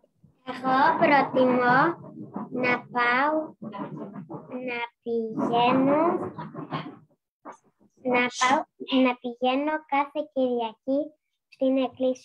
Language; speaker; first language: Greek; non-native, learner; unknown